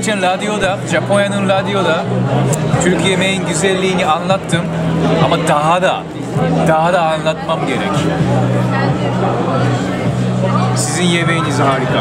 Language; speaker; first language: Turkish; non-native, fluent; Japanese